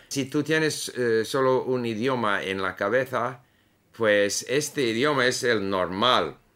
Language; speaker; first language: Spanish; non-native, fluent; English